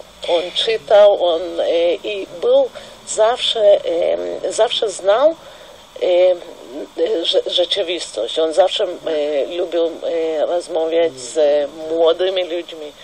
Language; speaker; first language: Polish; non-native, fluent; Russian